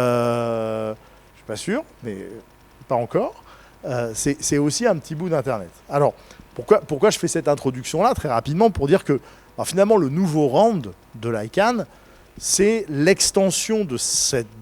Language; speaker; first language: French; native; French